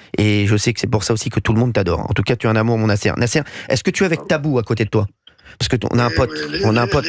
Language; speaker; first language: French; native; French